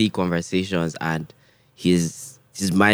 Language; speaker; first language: English; non-native, local second language; Igbo